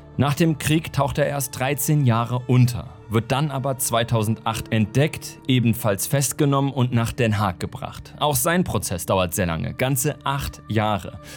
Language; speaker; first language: German; native; German